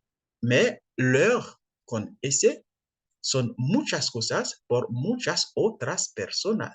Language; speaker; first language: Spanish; non-native, fluent; French